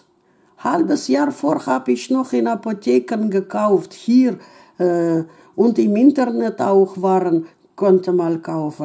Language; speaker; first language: German; non-native, fluent; Russian